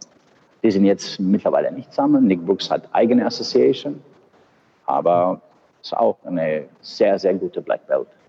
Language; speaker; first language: German; non-native, fluent; Bosnian